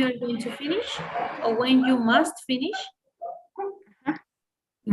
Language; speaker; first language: English; non-native, fluent; Spanish